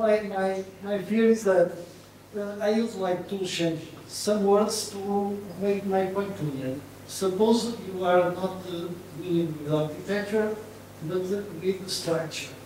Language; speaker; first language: English; non-native, learner; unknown